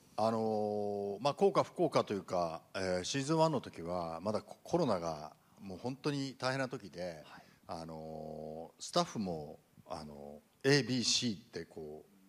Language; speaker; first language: Japanese; native; Japanese